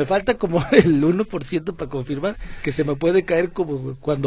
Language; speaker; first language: Spanish; native; Spanish